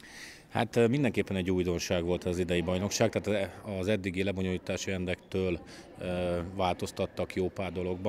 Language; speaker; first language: Hungarian; native; Hungarian